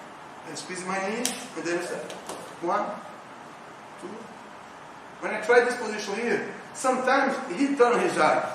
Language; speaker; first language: English; non-native, learner; Portuguese